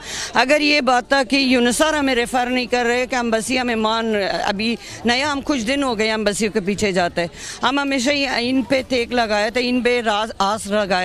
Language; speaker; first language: Hindi; non-native, fluent; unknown